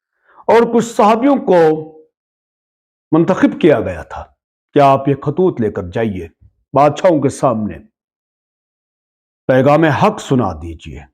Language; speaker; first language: Urdu; native; Urdu